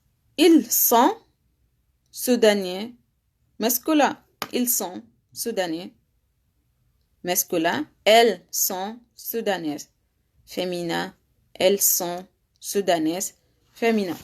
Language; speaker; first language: French; non-native, learner; Arabic